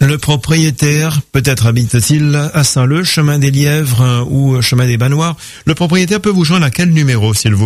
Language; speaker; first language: French; native; French